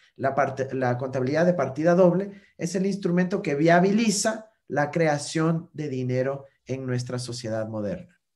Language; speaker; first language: Spanish; native; Spanish